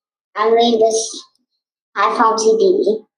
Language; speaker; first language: English; non-native, learner; Vietnamese